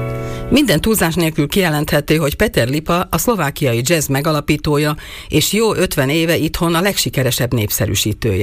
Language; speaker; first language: Hungarian; native; Hungarian